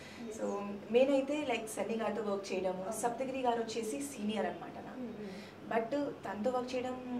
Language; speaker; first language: Telugu; non-native, local second language; Hindi